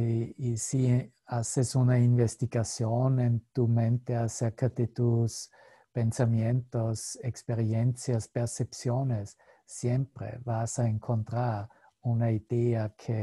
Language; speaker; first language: Spanish; non-native, fluent; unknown